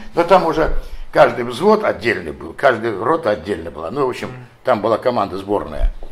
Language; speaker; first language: Russian; non-native, local second language; Adyghe